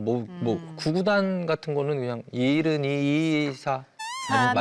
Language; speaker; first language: Korean; native; Korean